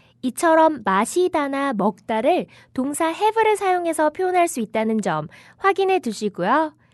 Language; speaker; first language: Korean; native; Korean